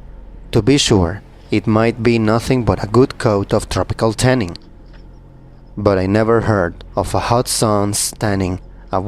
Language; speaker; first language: English; non-native, fluent; Spanish